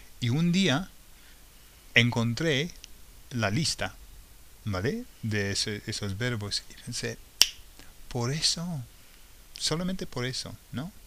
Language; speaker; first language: Spanish; non-native, fluent; English